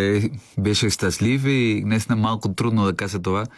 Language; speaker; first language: Bulgarian; non-native, learner; Spanish